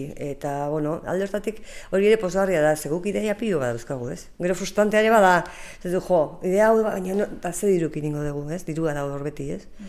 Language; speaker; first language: Basque; native; Basque